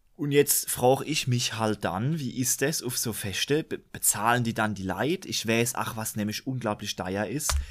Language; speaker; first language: German; native; German